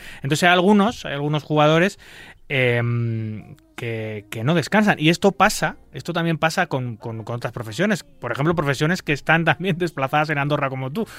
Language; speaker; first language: Spanish; native; Spanish